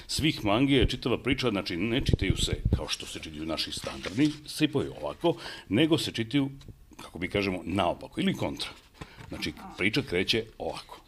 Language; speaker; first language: Serbian; native; Serbian